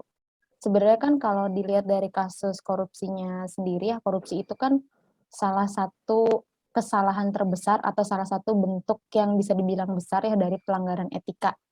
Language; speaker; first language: Indonesian; native; Indonesian